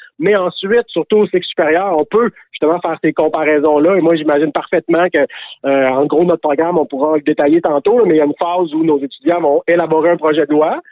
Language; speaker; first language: French; native; French